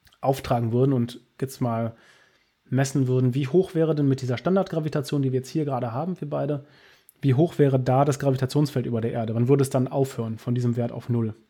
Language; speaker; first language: German; native; German